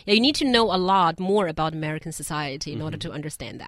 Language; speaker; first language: English; non-native, fluent; Chinese